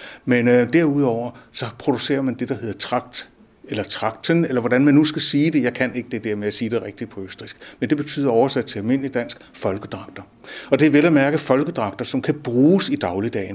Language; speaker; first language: Danish; native; Danish